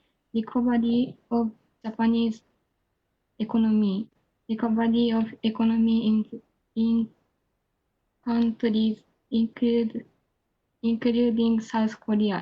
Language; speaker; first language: English; non-native, learner; Japanese